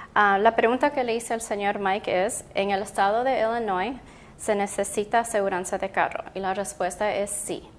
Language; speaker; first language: Spanish; early bilingual, heritage; Spanish